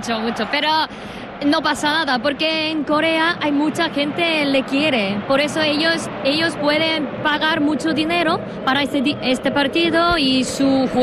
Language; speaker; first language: Spanish; non-native, learner; Korean